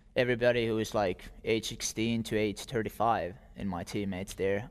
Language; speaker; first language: English; non-native, fluent; Finnish